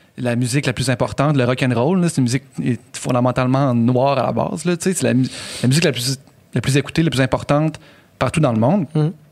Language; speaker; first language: French; native; French